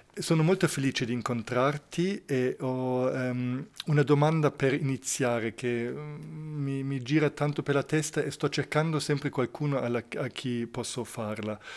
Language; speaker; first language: Italian; non-native, fluent; German